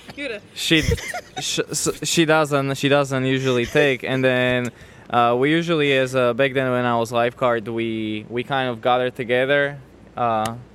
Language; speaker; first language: English; non-native, fluent; Slovak